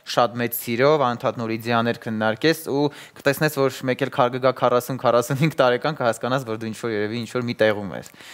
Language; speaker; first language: Armenian; native; Armenian